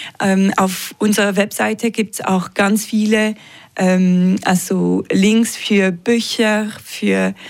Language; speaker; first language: German; non-native, local second language; French